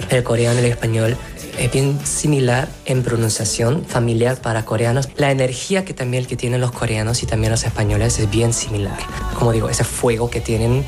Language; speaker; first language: Spanish; non-native, fluent; Korean